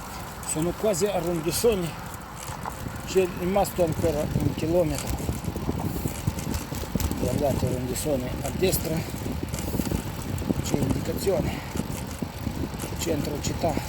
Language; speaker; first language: Italian; non-native, fluent; Romanian